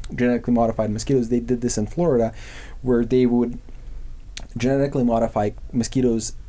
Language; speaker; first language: English; non-native, fluent; Serbian